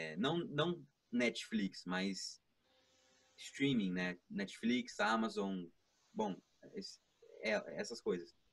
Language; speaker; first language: Portuguese; early bilingual, heritage; Portuguese